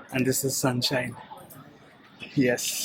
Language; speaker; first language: English; non-native, local second language; Marathi